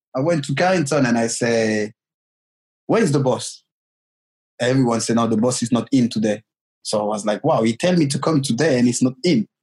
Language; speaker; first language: English; non-native, fluent; French